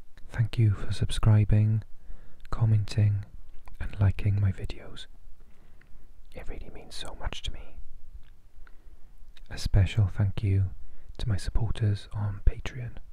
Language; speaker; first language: English; native; English